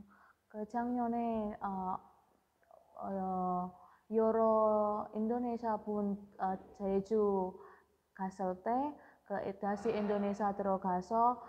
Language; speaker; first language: Korean; non-native, learner; Indonesian